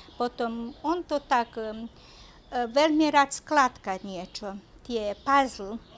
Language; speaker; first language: Slovak; native; Slovak